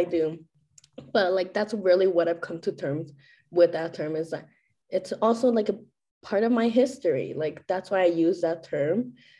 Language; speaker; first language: English; native; English